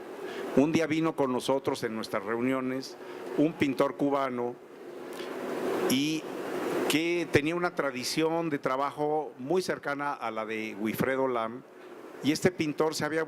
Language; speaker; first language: Spanish; native; Spanish